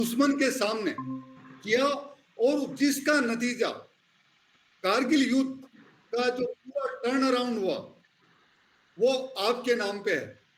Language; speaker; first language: Hindi; native; Hindi